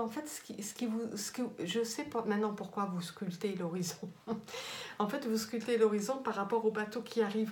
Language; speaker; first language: French; native; French